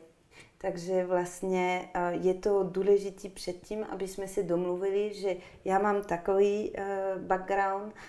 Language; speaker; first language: Czech; non-native, fluent; French